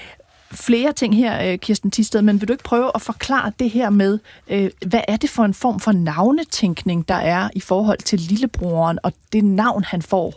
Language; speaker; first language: Danish; native; Danish